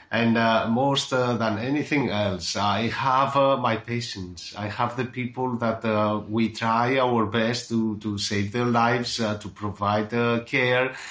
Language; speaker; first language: English; non-native, fluent; Greek